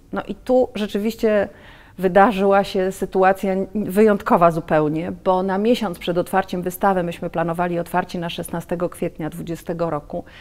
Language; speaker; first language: Polish; native; Polish